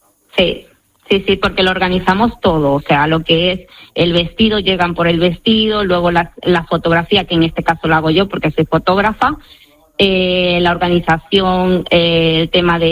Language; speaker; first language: Spanish; native; Spanish